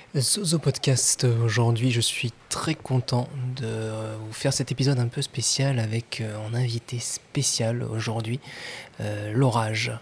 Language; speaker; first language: French; native; French